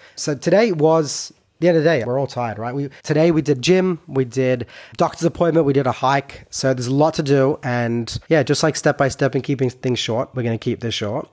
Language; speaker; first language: English; non-native, fluent; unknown